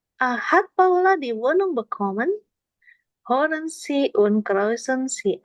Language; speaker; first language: German; non-native, learner; Indonesian